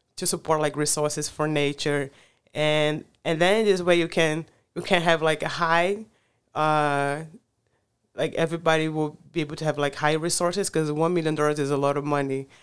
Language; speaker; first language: English; non-native, fluent; Portuguese